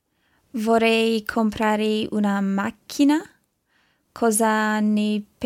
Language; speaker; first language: Italian; non-native, learner; English